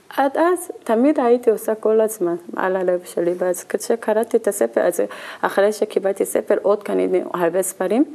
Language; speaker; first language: Hebrew; non-native, learner; Korean